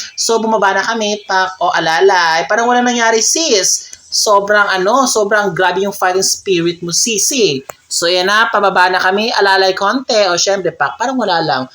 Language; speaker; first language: Filipino; non-native, local second language; Cebuano